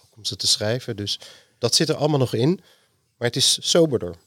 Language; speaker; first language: Dutch; native; Dutch